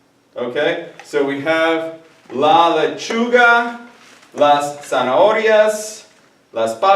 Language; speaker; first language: Spanish; non-native, fluent; English